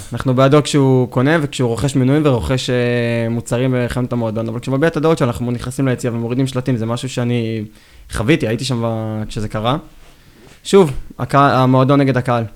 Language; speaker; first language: Hebrew; native; Hebrew